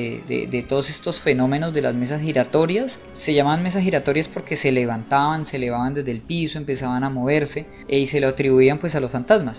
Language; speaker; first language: Spanish; native; Spanish